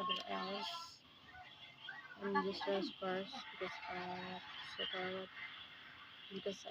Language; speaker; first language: English; non-native, learner; Indonesian